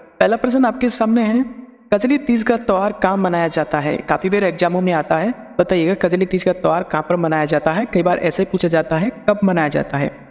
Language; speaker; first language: Hindi; native; Hindi